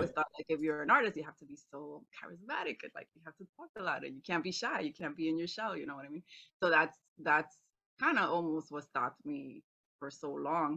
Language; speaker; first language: English; native; English